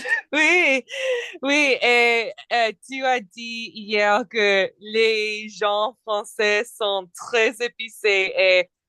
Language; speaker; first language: French; non-native, learner; English